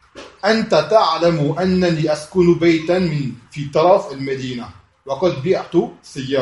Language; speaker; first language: Arabic; non-native, fluent; French